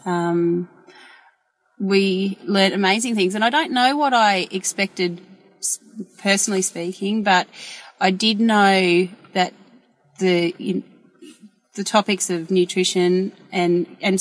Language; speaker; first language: English; native; English